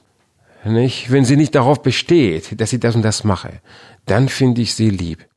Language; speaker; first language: German; non-native, fluent; Persian